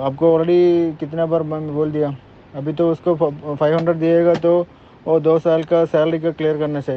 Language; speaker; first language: Hindi; non-native, learner; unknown